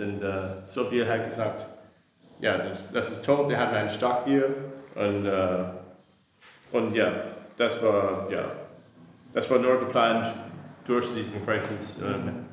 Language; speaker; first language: German; non-native, learner; English